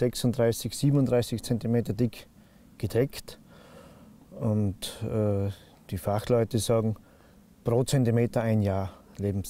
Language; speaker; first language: German; native; German